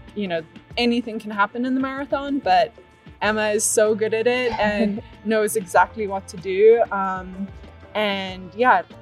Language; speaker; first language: English; native; English